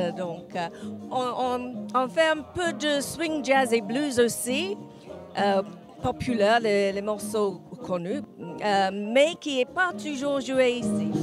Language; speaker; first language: French; non-native, fluent; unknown